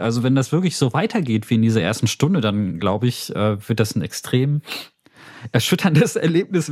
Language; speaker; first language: German; native; German